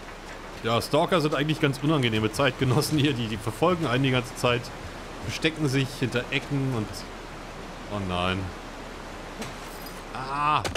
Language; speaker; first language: German; native; German